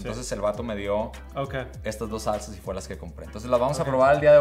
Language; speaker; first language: Spanish; native; Spanish